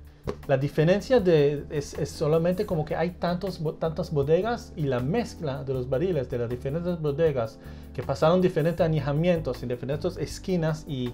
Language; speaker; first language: Spanish; early bilingual, heritage; Spanish